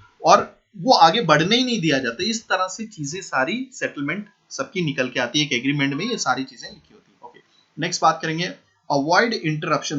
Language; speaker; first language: Hindi; native; Hindi